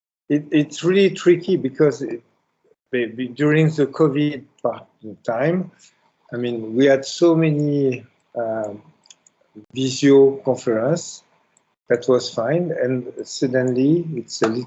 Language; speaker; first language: English; non-native, learner; French